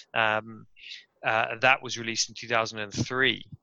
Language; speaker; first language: English; native; English